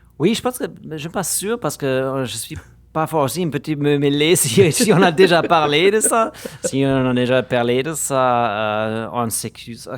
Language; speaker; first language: French; non-native, fluent; German